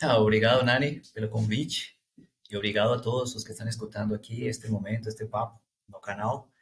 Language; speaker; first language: Portuguese; non-native, fluent; Spanish